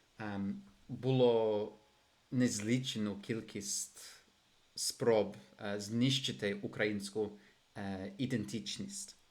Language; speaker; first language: Ukrainian; non-native, fluent; English